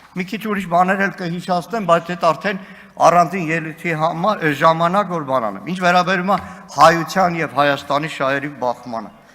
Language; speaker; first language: Armenian; native; Armenian